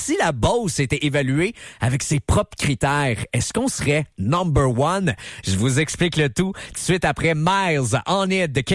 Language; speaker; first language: French; native; French